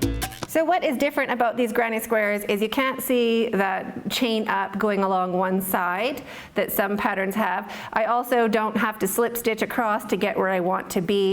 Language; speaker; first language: English; native; English